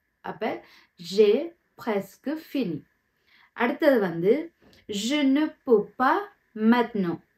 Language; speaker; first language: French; non-native, fluent; Tamil